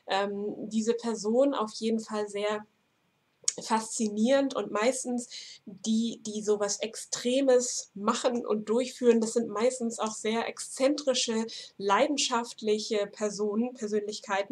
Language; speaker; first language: German; native; German